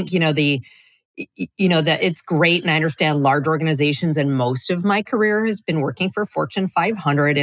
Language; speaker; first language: English; native; English